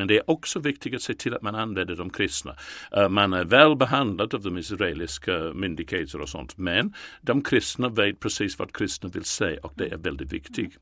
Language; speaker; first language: Swedish; non-native, fluent; English